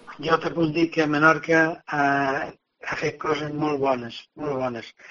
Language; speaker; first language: Catalan; non-native, local second language; Spanish